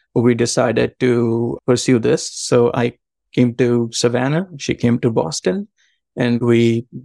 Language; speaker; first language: English; non-native, local second language; Marathi